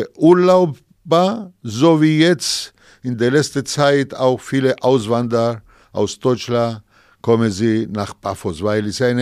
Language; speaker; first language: German; non-native, fluent; Greek